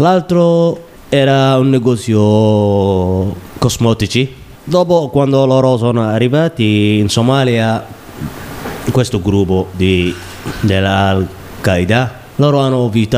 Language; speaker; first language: Italian; non-native, learner; Somali